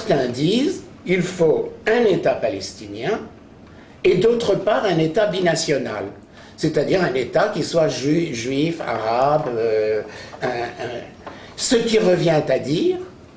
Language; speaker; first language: French; native; French